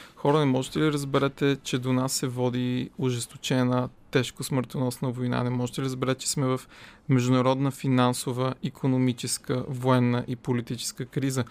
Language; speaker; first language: Bulgarian; native; Bulgarian